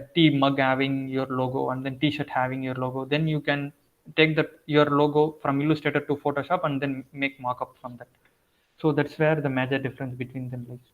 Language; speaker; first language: English; non-native, local second language; Tamil